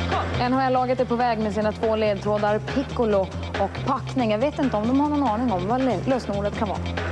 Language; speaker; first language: Swedish; native; Swedish